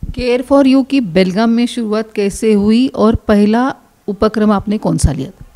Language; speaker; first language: Hindi; non-native, local second language; Marathi